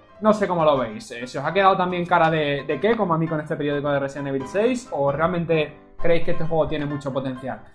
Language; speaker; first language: Spanish; native; Spanish